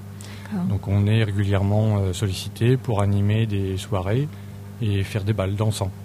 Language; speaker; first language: French; native; French